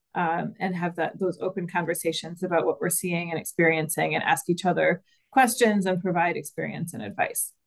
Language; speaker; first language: English; native; English